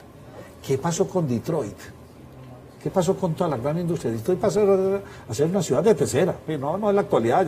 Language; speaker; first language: Spanish; native; Spanish